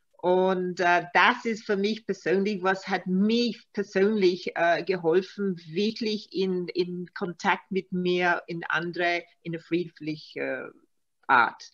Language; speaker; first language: German; non-native, learner; Maltese